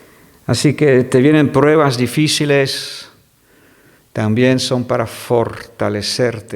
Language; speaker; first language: Spanish; non-native, fluent; French